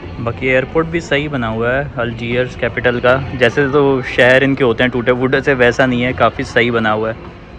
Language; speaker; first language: Hindi; native; Hindi